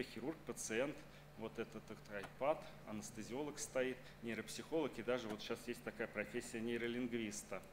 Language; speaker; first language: Russian; native; Russian